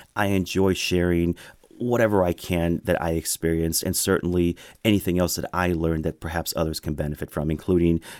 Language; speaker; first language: English; early bilingual, other home language; Spanish